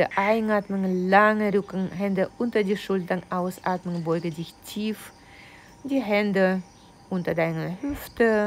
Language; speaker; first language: German; non-native, fluent; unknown